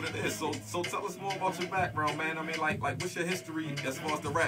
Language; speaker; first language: English; native; English